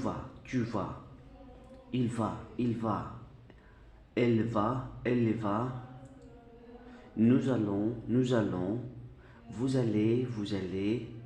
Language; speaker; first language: French; non-native, fluent; Arabic